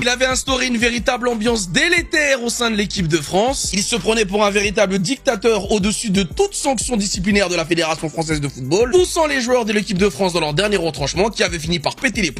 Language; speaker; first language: French; native; French